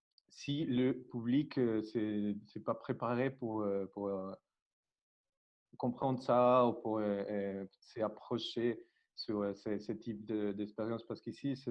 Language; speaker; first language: French; non-native, learner; Spanish